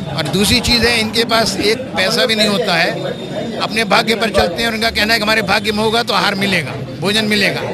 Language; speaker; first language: Hindi; native; Hindi